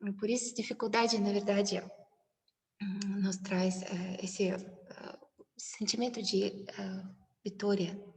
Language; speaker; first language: Portuguese; non-native, learner; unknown